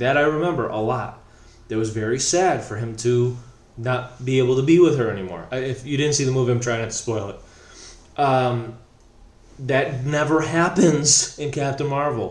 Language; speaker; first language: English; native; English